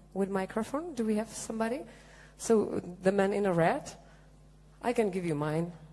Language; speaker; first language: English; non-native, learner; Czech